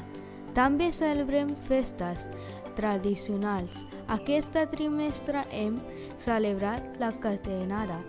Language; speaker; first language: Catalan; non-native, learner; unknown